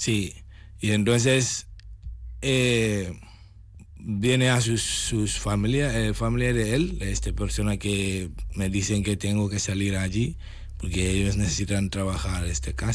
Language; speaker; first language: Spanish; non-native, learner; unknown